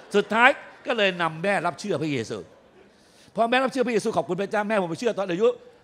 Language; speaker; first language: Thai; native; Thai